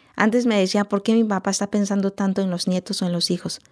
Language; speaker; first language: Spanish; non-native, local second language; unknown